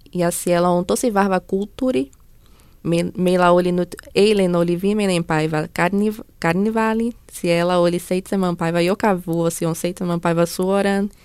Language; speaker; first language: Finnish; non-native, learner; Portuguese